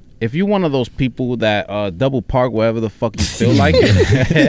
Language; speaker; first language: English; early bilingual, other home language; Spanish